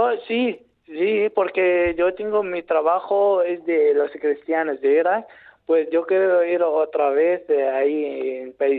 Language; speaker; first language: Spanish; non-native, learner; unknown